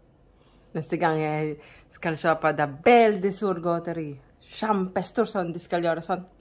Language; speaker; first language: Swedish; non-native, learner; Filipino